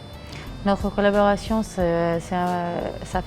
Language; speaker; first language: French; non-native, fluent; Greek